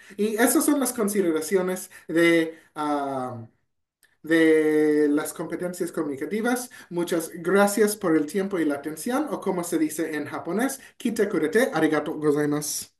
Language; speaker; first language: Spanish; non-native, fluent; English